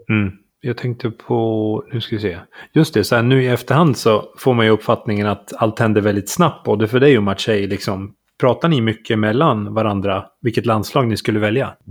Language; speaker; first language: Swedish; native; Swedish